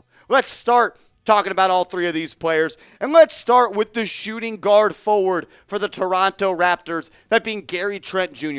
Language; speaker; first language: English; native; English